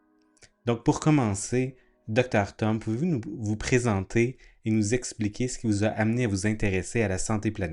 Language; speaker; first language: French; native; French